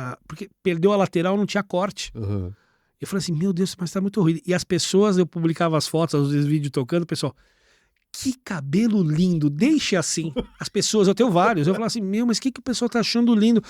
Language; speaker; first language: Portuguese; native; Portuguese